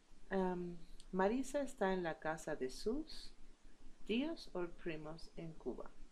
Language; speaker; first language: Spanish; native; Spanish